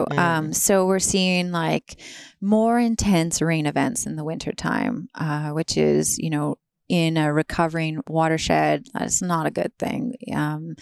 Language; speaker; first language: English; native; English